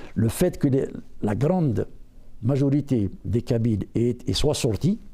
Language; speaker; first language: French; non-native, local second language; Berber languages